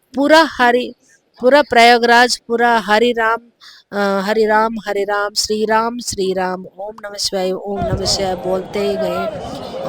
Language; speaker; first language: Hindi; non-native, local second language; Telugu